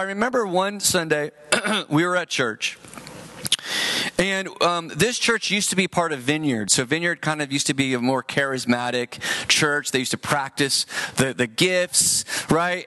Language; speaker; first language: English; native; English